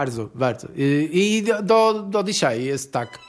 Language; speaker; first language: Polish; non-native, learner; Portuguese